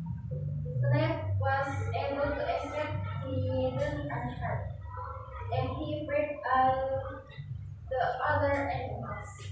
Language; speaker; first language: English; non-native, learner; Indonesian